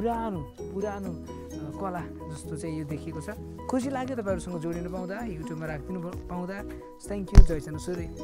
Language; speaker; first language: Nepali; native; Nepali